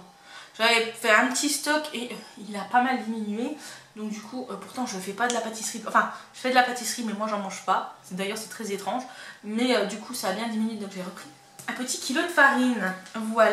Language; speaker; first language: French; native; French